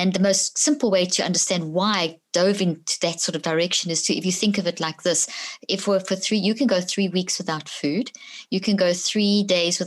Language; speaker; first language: English; native; English